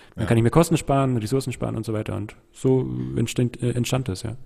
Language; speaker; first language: German; native; German